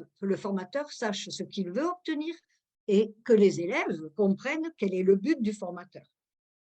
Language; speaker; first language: French; native; French